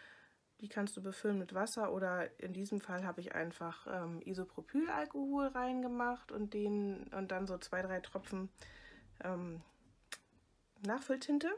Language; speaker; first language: German; native; German